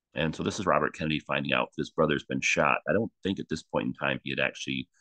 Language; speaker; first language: English; native; English